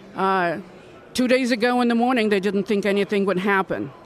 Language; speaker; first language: English; non-native, fluent; Russian